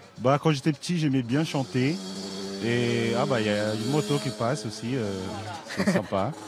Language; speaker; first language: French; non-native, fluent; Portuguese